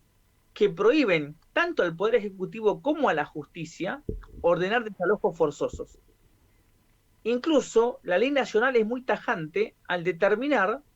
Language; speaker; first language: Spanish; native; Spanish